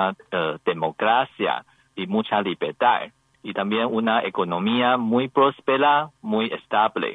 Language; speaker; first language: Spanish; non-native, learner; Chinese